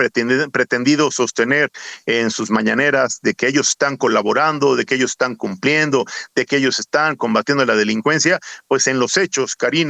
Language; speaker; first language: Spanish; native; Spanish